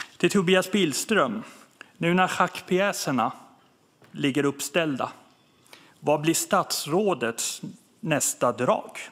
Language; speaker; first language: Swedish; early bilingual, other home language; Persian